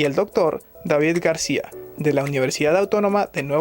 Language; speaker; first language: Spanish; native; Spanish